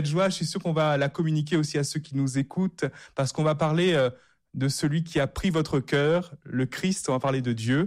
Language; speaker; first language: French; native; French